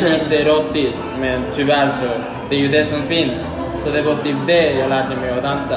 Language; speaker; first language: Swedish; early bilingual, other home language; Spanish